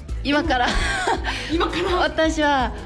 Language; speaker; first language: Japanese; non-native, learner; Korean